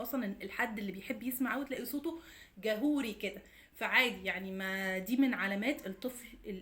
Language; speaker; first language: Arabic; native; Arabic